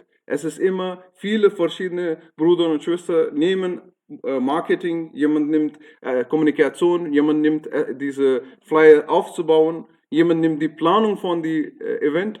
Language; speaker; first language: German; non-native, fluent; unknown